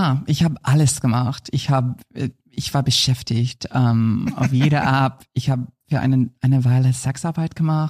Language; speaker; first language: German; non-native, fluent; English